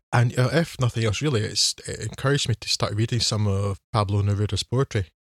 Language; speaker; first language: English; native; English